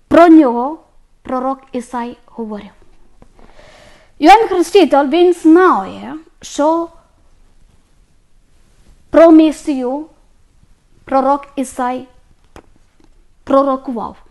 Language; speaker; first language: Ukrainian; non-native, learner; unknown